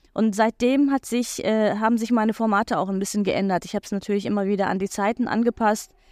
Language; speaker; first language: German; non-native, fluent; Turkish